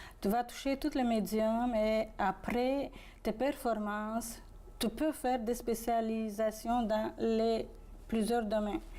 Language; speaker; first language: French; non-native, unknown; Romanian